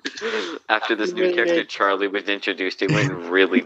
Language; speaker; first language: English; native; English